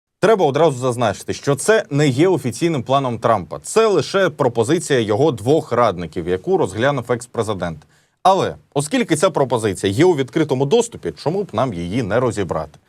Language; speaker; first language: Ukrainian; native; Ukrainian